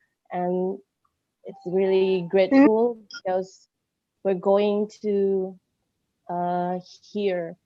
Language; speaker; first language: English; non-native, learner; Indonesian